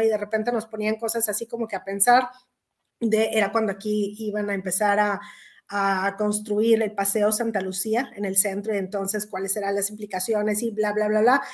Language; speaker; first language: Spanish; native; Spanish